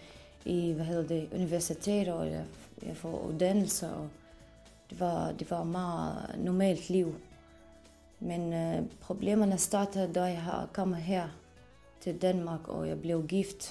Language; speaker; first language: Danish; non-native, fluent; Arabic